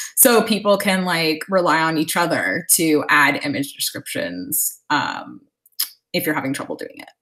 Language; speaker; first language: English; native; English